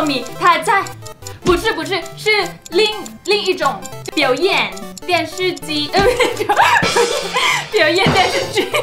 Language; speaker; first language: Chinese; non-native, learner; Thai